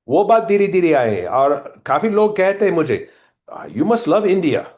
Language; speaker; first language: Hindi; non-native, learner; English